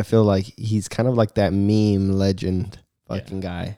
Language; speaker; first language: English; early bilingual, other home language; Spanish